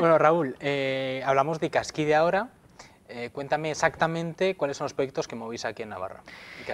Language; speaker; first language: Spanish; native; Spanish